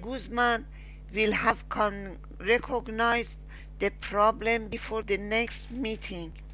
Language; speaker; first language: English; non-native, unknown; Persian